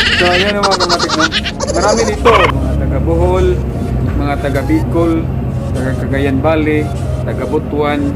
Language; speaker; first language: Filipino; non-native, local second language; Cebuano